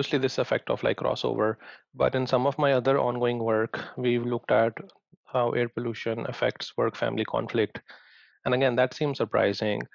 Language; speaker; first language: English; non-native, local second language; Punjabi